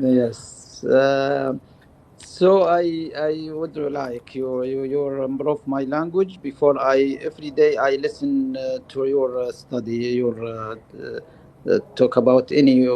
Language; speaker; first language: English; non-native, learner; Arabic